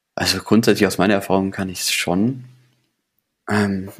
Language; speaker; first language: German; native; German